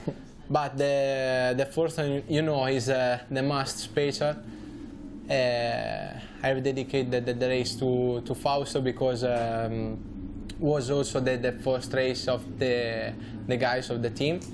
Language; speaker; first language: English; non-native, learner; Italian